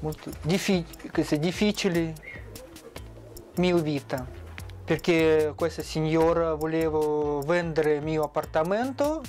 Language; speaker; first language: Italian; non-native, learner; Russian